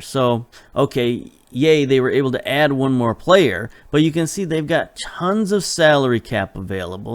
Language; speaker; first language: English; native; English